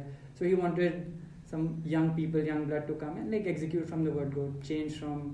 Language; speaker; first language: English; non-native, local second language; Hindi